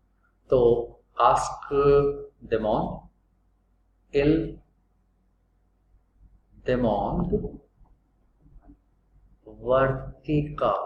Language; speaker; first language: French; non-native, fluent; Hindi